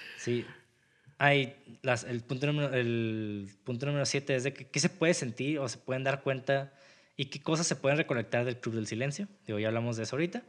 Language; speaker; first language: Spanish; native; Spanish